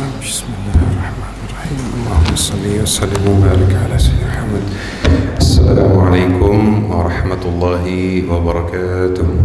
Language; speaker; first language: Indonesian; non-native, fluent; Arabic